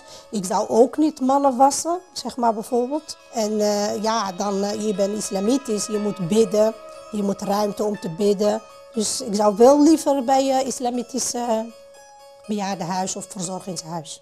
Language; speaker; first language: Dutch; non-native, fluent; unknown